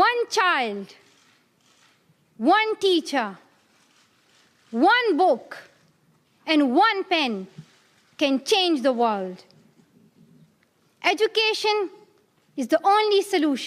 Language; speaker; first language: English; non-native, local second language; Pashto